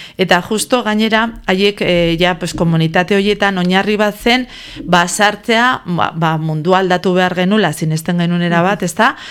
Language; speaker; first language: Basque; non-native, local second language; Spanish